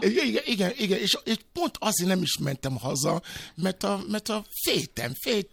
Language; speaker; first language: Hungarian; non-native, fluent; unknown